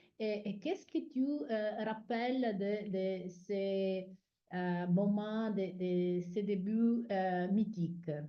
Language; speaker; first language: French; non-native, fluent; Italian